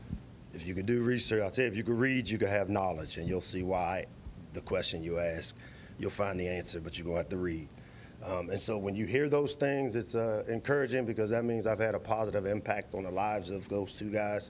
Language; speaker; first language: English; native; English